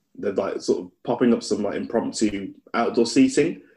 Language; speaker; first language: English; native; English